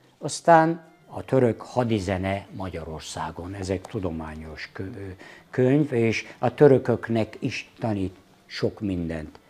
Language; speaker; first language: Hungarian; non-native, fluent; Turkish